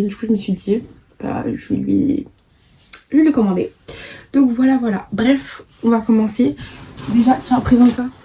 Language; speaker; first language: French; native; French